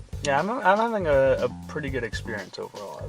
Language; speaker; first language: English; native; English